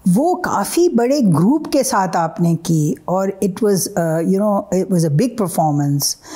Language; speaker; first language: Urdu; native; Urdu